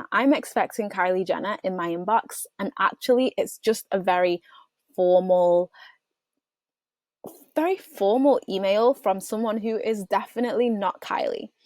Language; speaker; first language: English; native; English